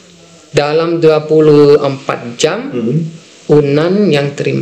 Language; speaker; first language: Indonesian; non-native, fluent; Dutch